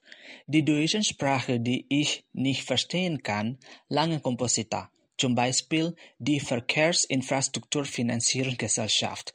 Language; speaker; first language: German; non-native, fluent; Indonesian